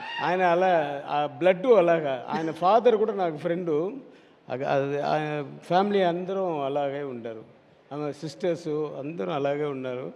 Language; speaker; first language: Telugu; non-native, learner; Tamil